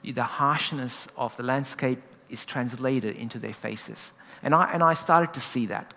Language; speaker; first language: English; native; English